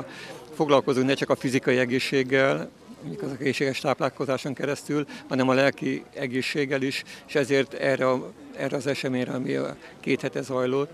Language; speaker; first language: Hungarian; native; Hungarian